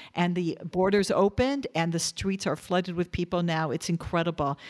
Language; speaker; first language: English; native; English